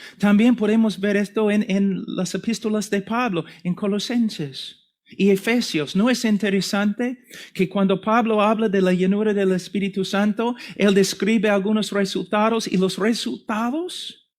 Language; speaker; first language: Spanish; non-native, fluent; English